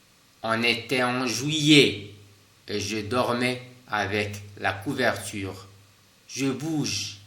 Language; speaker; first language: French; non-native, fluent; Spanish